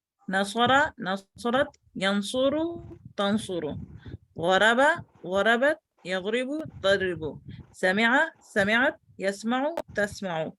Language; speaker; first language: Arabic; non-native, learner; Urdu